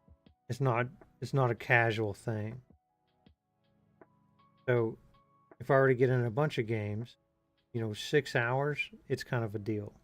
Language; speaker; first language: English; native; English